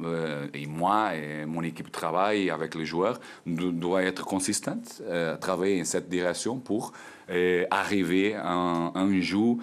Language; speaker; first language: French; non-native, learner; Portuguese